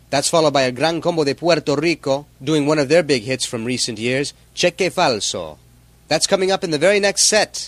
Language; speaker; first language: English; native; English